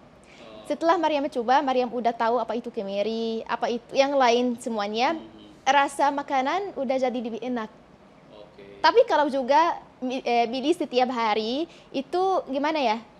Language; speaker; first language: Indonesian; non-native, fluent; Arabic